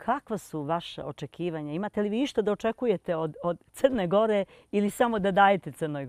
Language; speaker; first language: Serbian; native; Serbian